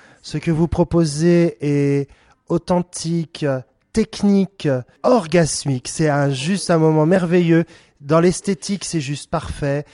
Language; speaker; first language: French; native; French